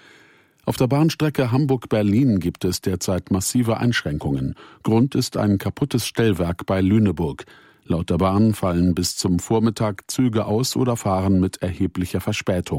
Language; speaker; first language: German; native; German